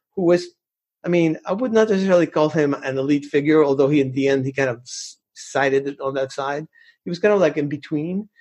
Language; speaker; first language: English; early bilingual, other home language; Spanish